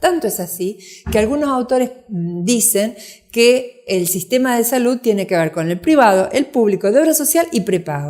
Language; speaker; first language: Spanish; native; Spanish